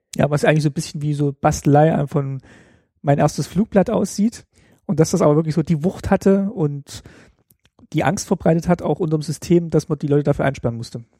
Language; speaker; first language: German; native; German